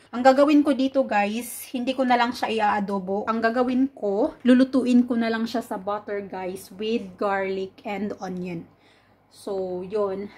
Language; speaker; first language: Filipino; non-native, local second language; Cebuano